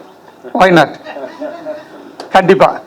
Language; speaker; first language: Tamil; native; Tamil